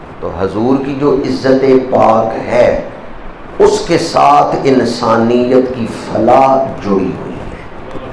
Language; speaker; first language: Urdu; non-native, local second language; Punjabi